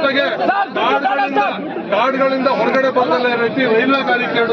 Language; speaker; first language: Kannada; native; Kannada